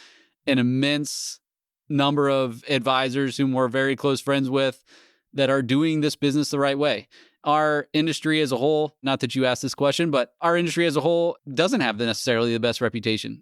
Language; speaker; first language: English; native; English